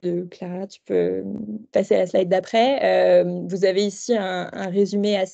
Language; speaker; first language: French; native; French